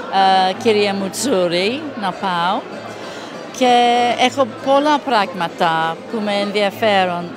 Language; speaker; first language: Greek; non-native, learner; English